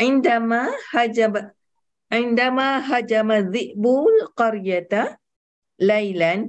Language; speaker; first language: Arabic; non-native, learner; Malay